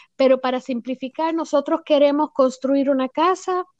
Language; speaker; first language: Spanish; native; Spanish